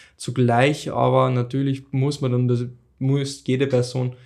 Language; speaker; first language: German; native; German